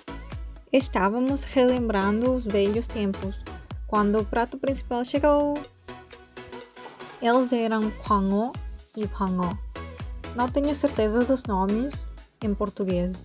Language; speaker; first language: Portuguese; non-native, fluent; Korean